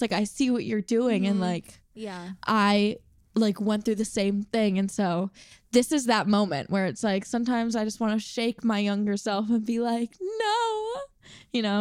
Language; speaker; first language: English; native; English